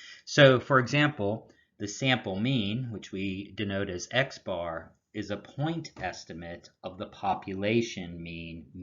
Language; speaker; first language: English; native; English